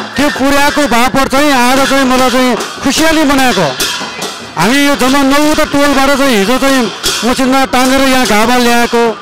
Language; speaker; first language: Nepali; non-native, local second language; Newari